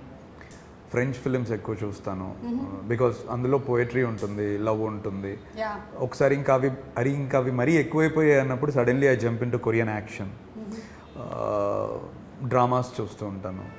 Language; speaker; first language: Telugu; native; Telugu